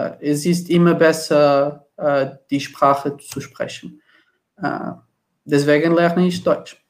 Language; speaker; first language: German; non-native, learner; Portuguese